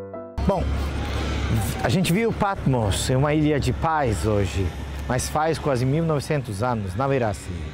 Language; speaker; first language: Portuguese; non-native, fluent; Turkish